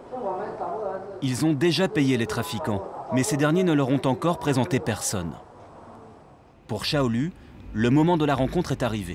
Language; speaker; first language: French; native; French